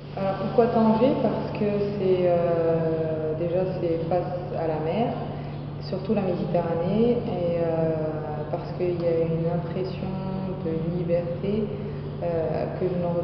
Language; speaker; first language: French; non-native, local second language; Arabic